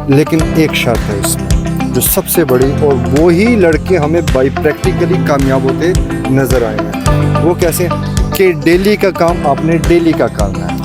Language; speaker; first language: Urdu; non-native, local second language; Pashto